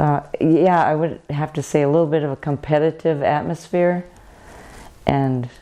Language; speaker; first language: English; native; English